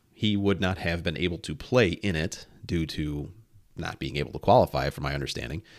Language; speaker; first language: English; native; English